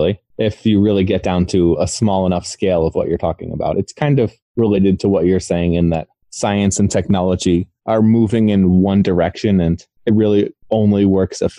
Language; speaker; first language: English; native; English